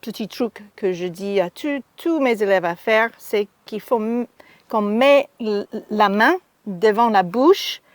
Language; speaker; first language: French; non-native, fluent; English